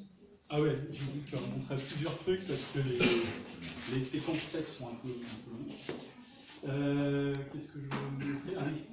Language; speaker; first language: French; native; French